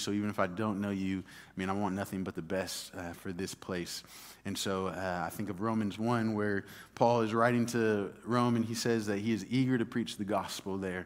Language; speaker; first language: English; native; English